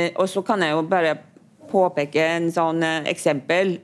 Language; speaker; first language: Norwegian; non-native, fluent; Chinese